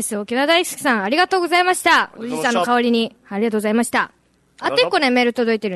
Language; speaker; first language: Japanese; native; Japanese